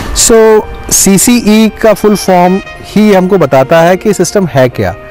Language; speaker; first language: Hindi; native; Hindi